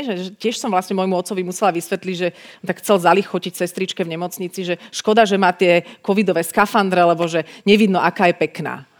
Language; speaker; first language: Slovak; native; Slovak